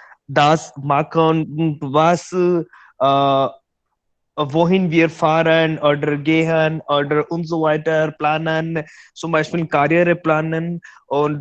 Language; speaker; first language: German; non-native, learner; Hindi